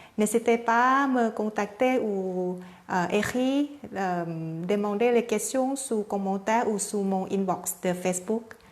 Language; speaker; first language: French; non-native, learner; Thai